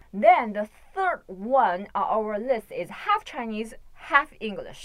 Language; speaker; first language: English; non-native, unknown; Chinese